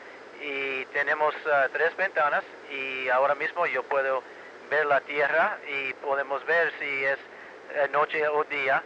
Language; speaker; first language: Spanish; early bilingual, heritage; Spanish